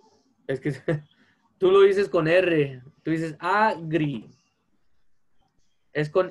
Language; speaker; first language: Spanish; native; Spanish